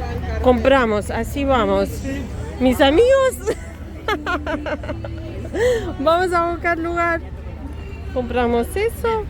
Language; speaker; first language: Spanish; non-native, fluent; Russian